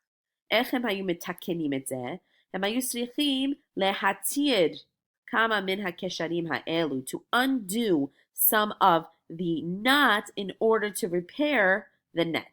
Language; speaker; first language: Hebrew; non-native, fluent; English